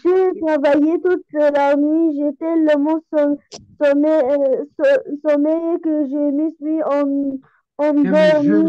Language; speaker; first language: French; non-native, learner; Arabic